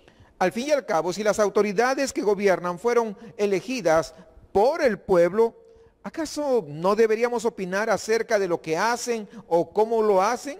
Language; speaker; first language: Spanish; native; Spanish